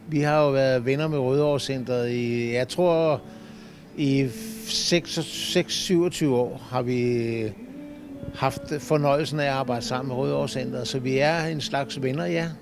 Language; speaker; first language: Danish; native; Danish